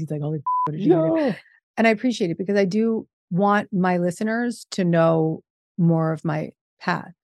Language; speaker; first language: English; native; English